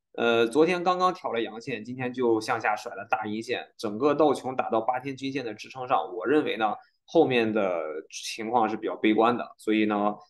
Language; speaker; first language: Chinese; native; Chinese